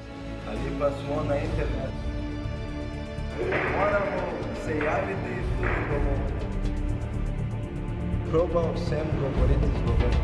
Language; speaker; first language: Slovenian; non-native, learner; Portuguese